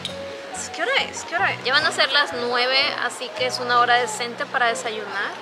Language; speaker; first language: Spanish; native; Spanish